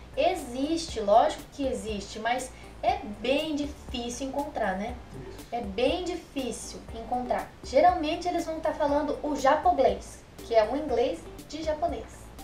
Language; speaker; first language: Portuguese; native; Portuguese